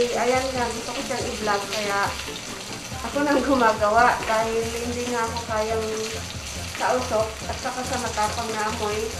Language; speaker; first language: Filipino; native; Filipino